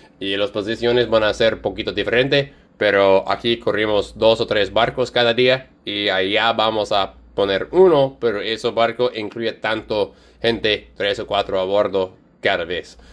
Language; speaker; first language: Spanish; non-native, learner; English